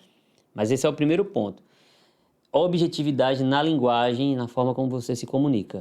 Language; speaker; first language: Portuguese; native; Portuguese